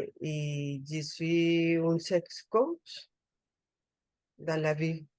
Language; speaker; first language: French; non-native, learner; Spanish